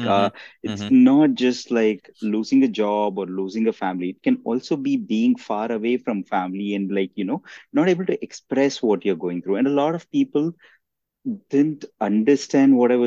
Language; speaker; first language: English; non-native, local second language; Tamil